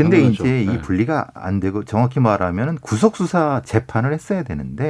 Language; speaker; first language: Korean; native; Korean